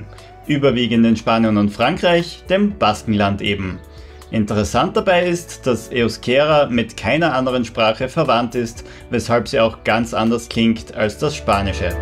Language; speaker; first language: German; native; German